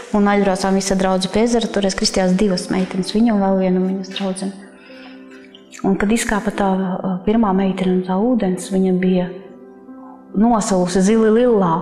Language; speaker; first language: Latvian; non-native, local second language; Russian